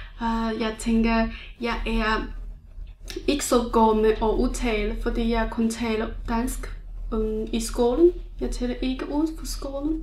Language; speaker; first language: Danish; non-native, learner; Chinese